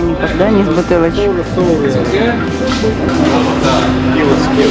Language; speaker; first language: Russian; native; Russian